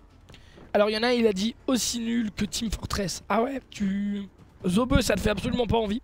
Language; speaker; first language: French; native; French